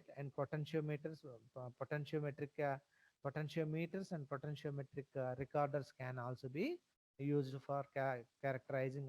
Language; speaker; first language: English; non-native, local second language; Telugu